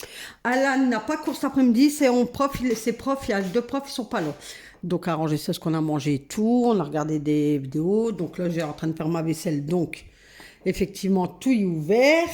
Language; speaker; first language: French; native; French